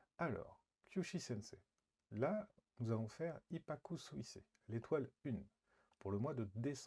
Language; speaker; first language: French; native; French